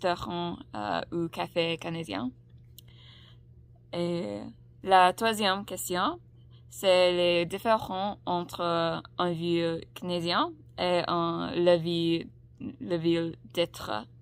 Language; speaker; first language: French; non-native, learner; English